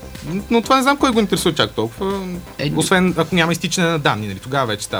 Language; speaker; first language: Bulgarian; native; Bulgarian